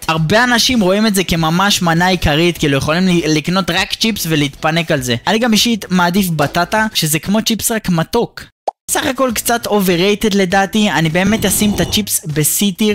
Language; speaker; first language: Hebrew; native; Hebrew